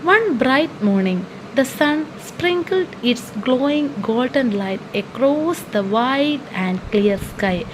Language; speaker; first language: English; non-native, local second language; Malayalam